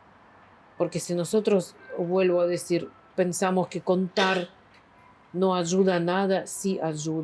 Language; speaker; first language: Spanish; non-native, fluent; Ukrainian